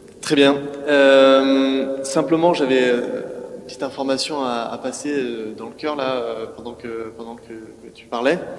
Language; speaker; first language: French; native; French